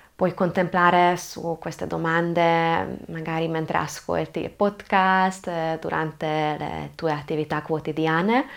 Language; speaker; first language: Italian; non-native, fluent; Hungarian